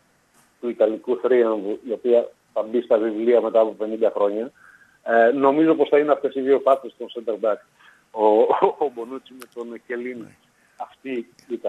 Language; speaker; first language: Greek; native; Greek